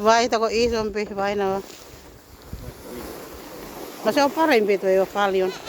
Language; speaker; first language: Finnish; non-native, learner; Cebuano